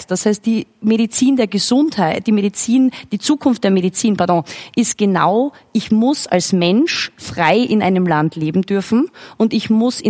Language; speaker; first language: German; native; German